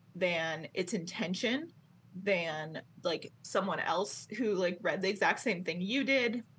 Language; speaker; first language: English; native; English